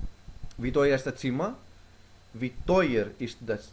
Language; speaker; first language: German; non-native, fluent; Greek